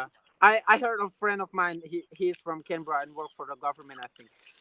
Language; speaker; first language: English; non-native, fluent; Indonesian